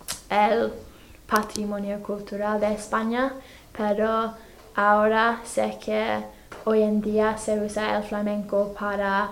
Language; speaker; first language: Spanish; non-native, fluent; English